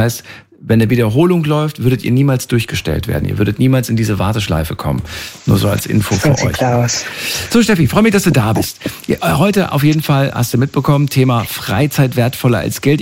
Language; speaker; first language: German; native; German